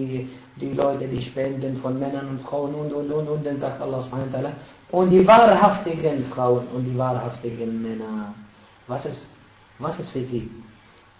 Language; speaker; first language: German; non-native, fluent; Arabic